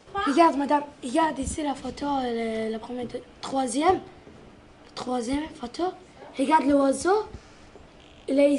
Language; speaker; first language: French; non-native, learner; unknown